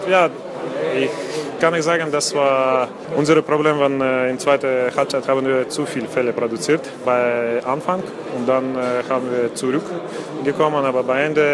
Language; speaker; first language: German; non-native, learner; Russian